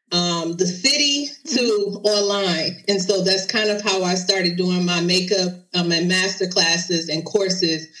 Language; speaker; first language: English; native; English